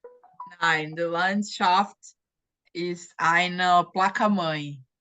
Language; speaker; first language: German; non-native, learner; Portuguese